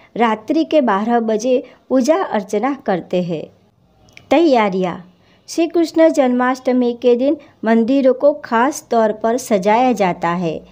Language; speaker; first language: Hindi; non-native, local second language; Gujarati